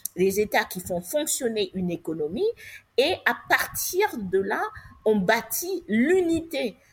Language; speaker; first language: French; non-native, local second language; English